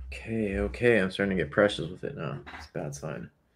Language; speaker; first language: English; native; English